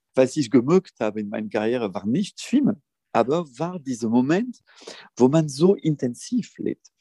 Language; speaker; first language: German; non-native, fluent; French